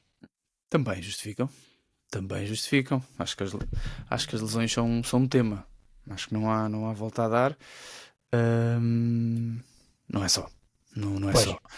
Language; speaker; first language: Portuguese; native; Portuguese